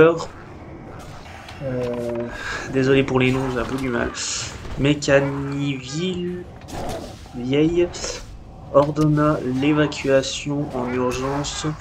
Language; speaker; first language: French; native; French